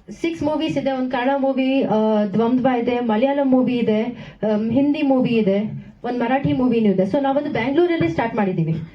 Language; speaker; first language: Kannada; non-native, local second language; Tamil